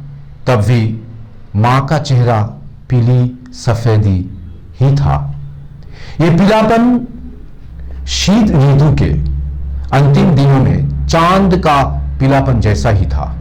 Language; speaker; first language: Hindi; non-native, local second language; Bangla